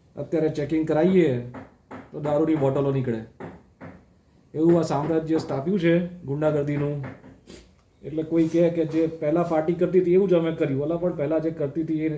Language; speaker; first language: Gujarati; native; Gujarati